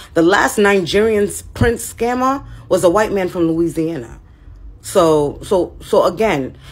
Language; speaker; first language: English; native; English